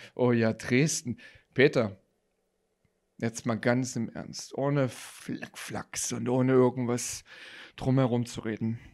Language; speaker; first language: German; native; German